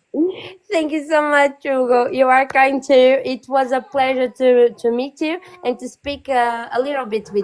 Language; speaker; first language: English; non-native, learner; Portuguese